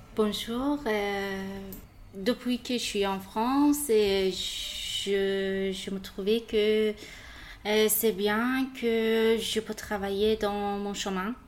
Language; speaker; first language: French; non-native, learner; Persian